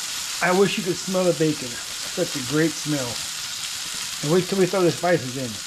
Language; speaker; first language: English; native; English